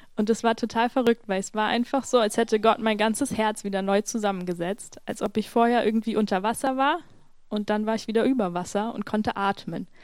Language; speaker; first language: German; native; German